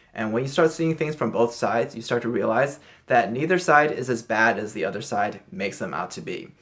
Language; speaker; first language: English; early bilingual, other home language; Chinese